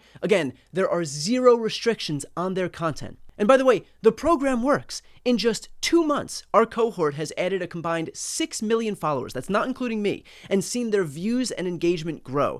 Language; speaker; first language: English; native; English